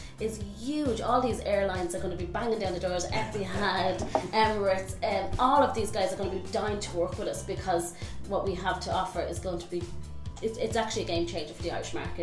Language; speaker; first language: English; native; English